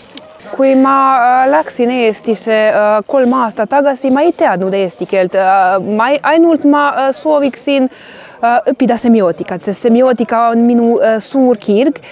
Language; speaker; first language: Estonian; non-native, learner; Croatian